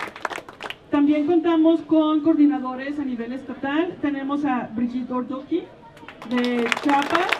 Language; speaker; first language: Spanish; native; Spanish